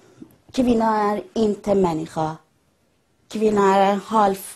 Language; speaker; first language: Swedish; non-native, learner; Persian